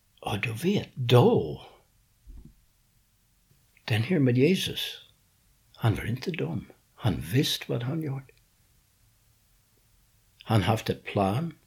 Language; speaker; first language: Swedish; non-native, fluent; English